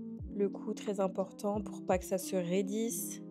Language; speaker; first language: French; native; French